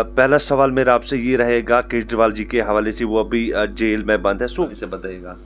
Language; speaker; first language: Hindi; non-native, local second language; Kashmiri